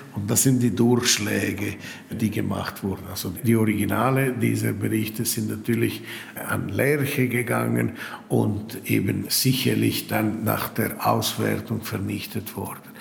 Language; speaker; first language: German; non-native, local second language; Italian